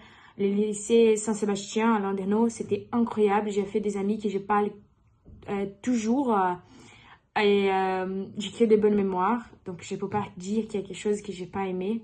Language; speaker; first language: French; non-native, learner; Portuguese